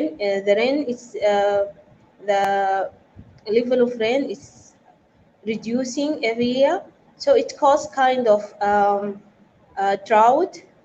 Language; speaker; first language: English; non-native, fluent; Arabic